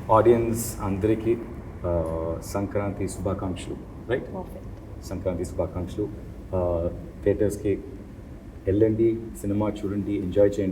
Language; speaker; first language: Telugu; non-native, learner; Tamil